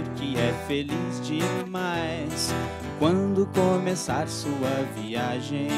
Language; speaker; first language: Portuguese; native; Portuguese